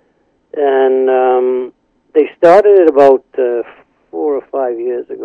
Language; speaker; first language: English; native; English